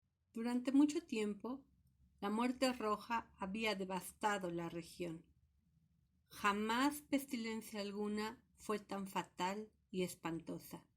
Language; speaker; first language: Spanish; native; Spanish